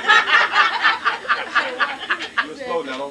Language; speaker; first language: English; native; English